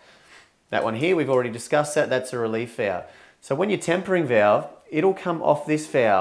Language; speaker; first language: English; native; English